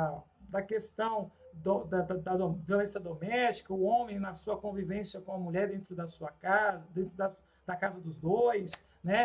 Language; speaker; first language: Portuguese; native; Portuguese